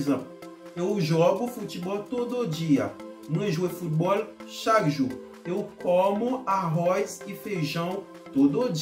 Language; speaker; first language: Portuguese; non-native, learner; Haitian Creole